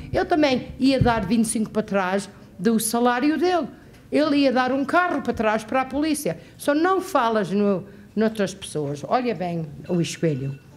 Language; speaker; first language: Portuguese; early bilingual, heritage; Portuguese